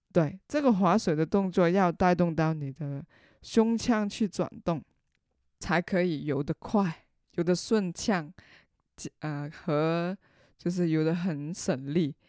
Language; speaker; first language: Chinese; non-native, local second language; Cantonese